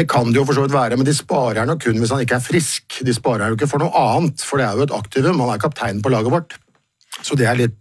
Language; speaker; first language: Norwegian; native; Norwegian